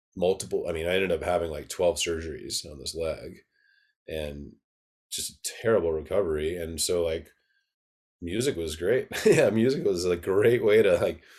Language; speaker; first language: English; native; English